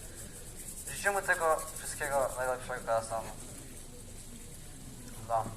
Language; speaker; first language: Polish; non-native, fluent; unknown